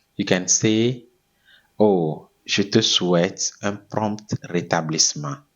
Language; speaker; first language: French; non-native, fluent; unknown